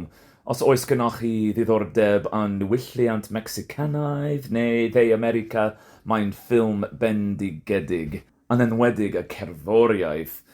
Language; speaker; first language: Welsh; non-native, fluent; English